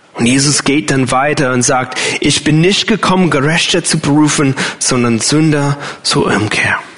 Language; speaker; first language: German; non-native, fluent; English